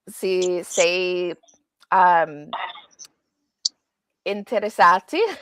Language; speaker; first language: Italian; non-native, learner; English